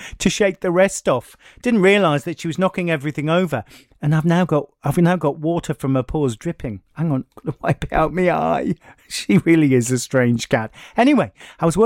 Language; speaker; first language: English; native; English